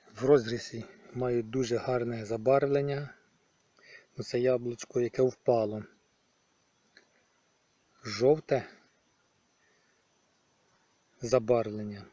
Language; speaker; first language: Ukrainian; native; Ukrainian